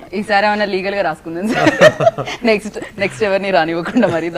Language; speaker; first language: Telugu; native; Telugu